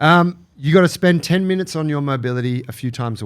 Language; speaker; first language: English; native; English